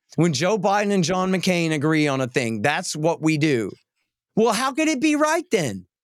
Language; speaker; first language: English; native; English